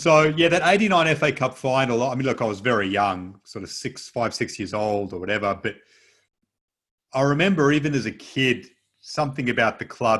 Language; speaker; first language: English; native; English